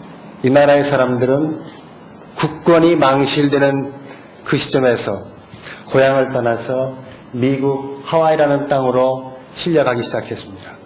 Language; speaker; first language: Korean; native; Korean